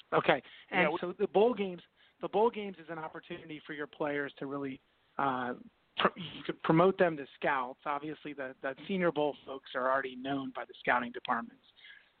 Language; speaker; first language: English; native; English